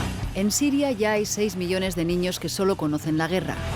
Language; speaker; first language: Spanish; native; Spanish